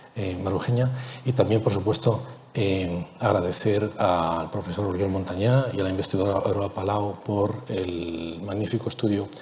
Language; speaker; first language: Spanish; native; Spanish